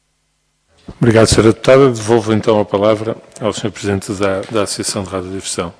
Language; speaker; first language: Portuguese; native; Portuguese